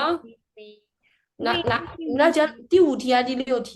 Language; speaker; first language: Chinese; early bilingual, other home language; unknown